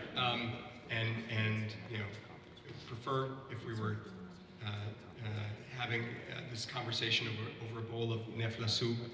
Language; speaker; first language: English; native; English